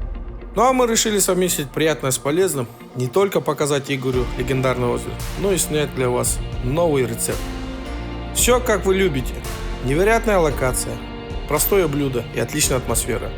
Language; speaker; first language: Russian; native; Russian